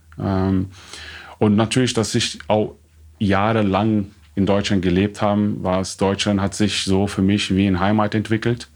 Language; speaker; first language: German; non-native, fluent; Portuguese